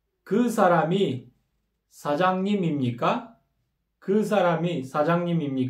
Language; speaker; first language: Korean; non-native, fluent; Kyrgyz